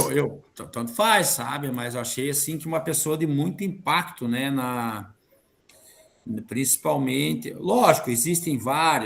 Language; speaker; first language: Portuguese; native; Portuguese